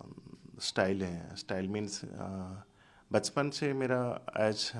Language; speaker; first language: Hindi; non-native, local second language; Assamese